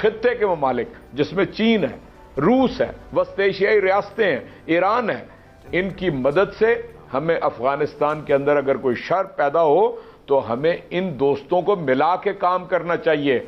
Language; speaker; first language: Urdu; native; Urdu